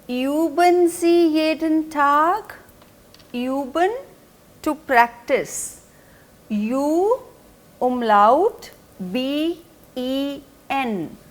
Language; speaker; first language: German; non-native, fluent; Hindi